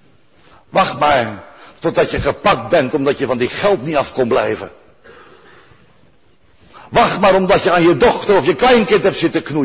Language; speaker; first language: Dutch; native; Dutch